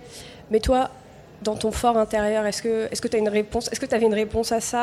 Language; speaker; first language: French; native; French